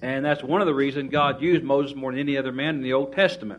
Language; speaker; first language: English; native; English